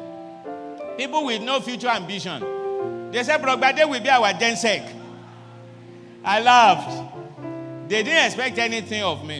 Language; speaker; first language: English; non-native, local second language; Yoruba